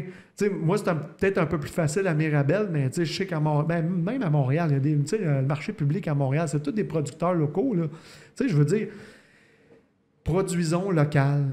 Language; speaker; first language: French; native; French